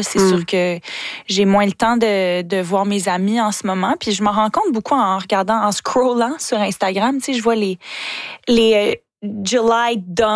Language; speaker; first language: French; native; French